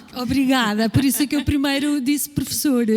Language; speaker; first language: Portuguese; non-native, fluent; Slovenian